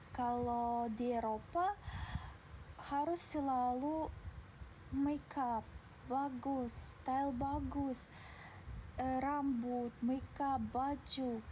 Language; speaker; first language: Indonesian; non-native, learner; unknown